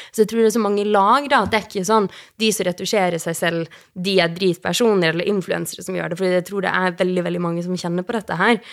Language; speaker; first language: Norwegian; native; Norwegian